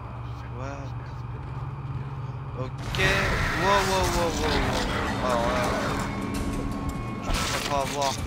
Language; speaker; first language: French; native; French